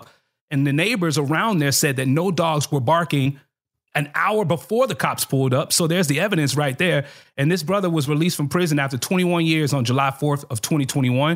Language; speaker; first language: English; native; English